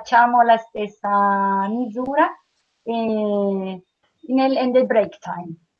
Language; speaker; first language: Italian; non-native, learner; Spanish